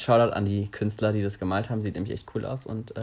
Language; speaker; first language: German; native; German